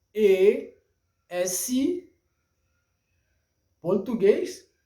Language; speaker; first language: Portuguese; non-native, fluent; Haitian Creole